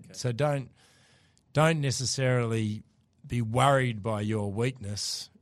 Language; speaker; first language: English; native; English